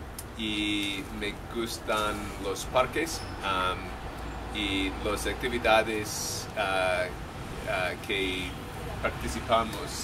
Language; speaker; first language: Spanish; non-native, learner; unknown